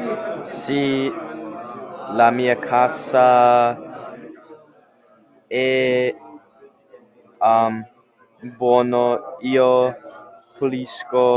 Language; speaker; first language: Italian; non-native, learner; English